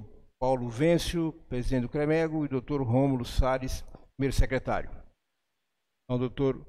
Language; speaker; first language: Portuguese; native; Portuguese